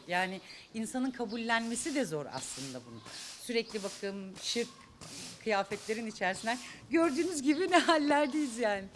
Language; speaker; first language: Turkish; native; Turkish